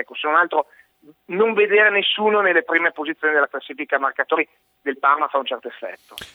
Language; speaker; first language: Italian; native; Italian